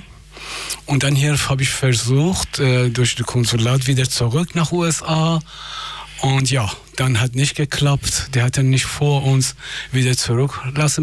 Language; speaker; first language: German; non-native, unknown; Persian